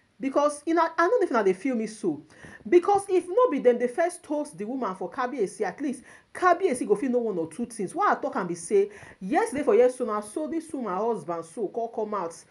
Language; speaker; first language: Nigerian Pidgin; non-native, local second language; Yoruba